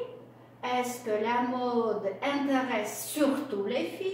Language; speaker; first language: French; non-native, fluent; Russian